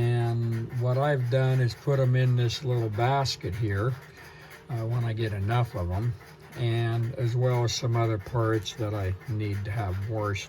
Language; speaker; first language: English; native; English